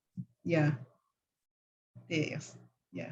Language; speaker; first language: English; non-native, learner; Spanish